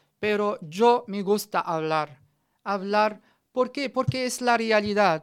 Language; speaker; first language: Spanish; non-native, learner; Arabic